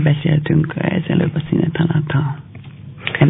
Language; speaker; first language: Hungarian; non-native, fluent; Albanian